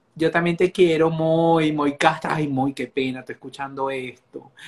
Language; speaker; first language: Spanish; native; Spanish